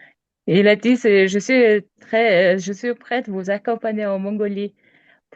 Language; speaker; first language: French; non-native, learner; Mongolian